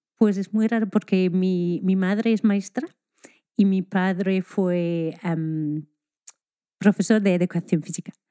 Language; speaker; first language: Spanish; non-native, fluent; English